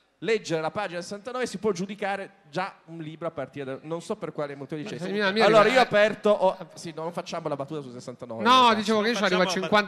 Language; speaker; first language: Italian; native; Italian